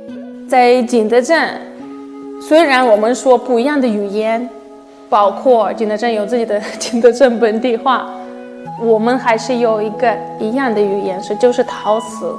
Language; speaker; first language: Chinese; non-native, fluent; Russian